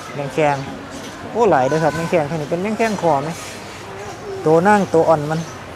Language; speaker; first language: Thai; native; Thai